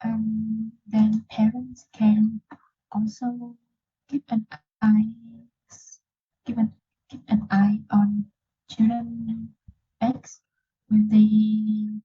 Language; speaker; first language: English; non-native, learner; Vietnamese